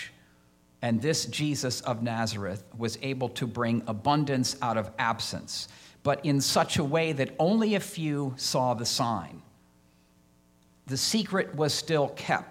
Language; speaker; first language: English; native; English